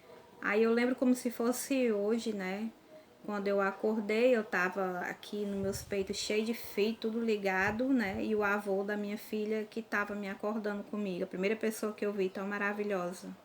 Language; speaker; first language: Portuguese; native; Portuguese